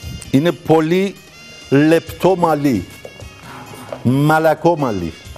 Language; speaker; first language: Greek; non-native, learner; Persian